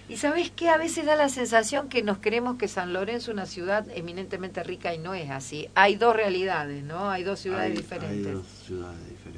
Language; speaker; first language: Spanish; native; Spanish